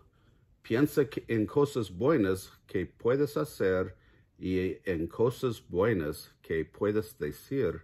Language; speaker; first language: Spanish; non-native, learner; English